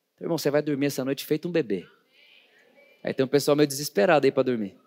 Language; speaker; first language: Portuguese; native; Portuguese